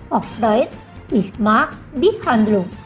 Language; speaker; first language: German; non-native, fluent; Indonesian